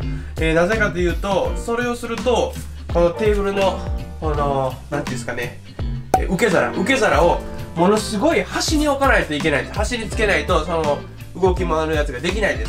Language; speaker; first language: Japanese; native; Japanese